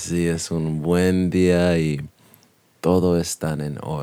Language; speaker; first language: Spanish; non-native, learner; English